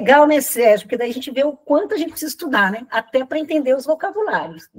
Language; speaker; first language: Portuguese; native; Portuguese